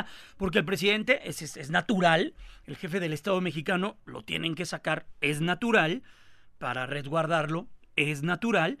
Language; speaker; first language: Spanish; native; Spanish